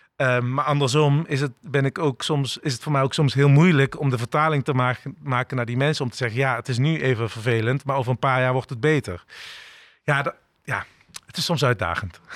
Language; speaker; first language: Dutch; early bilingual, other home language; Turkish